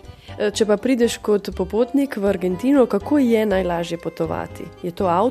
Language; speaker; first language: Slovenian; native; Slovenian